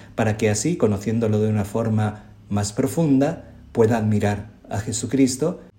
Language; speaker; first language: Spanish; native; Spanish